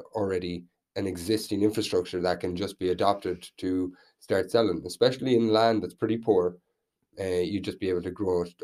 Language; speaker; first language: English; native; English